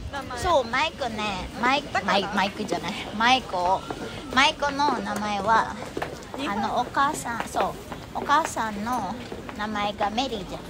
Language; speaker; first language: Japanese; early bilingual, other home language; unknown